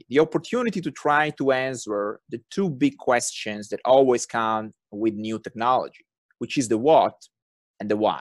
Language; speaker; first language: English; non-native, fluent; Italian